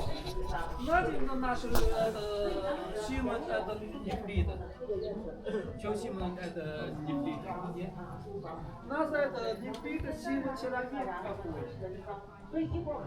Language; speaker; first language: Russian; non-native, learner; Chinese